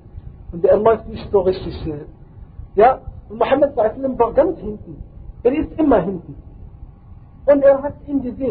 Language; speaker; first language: German; non-native, fluent; Arabic